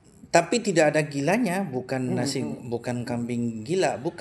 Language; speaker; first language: Indonesian; native; Indonesian